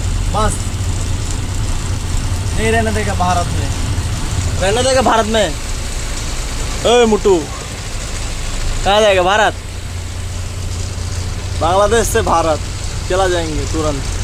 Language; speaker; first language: Hindi; non-native, local second language; Bangla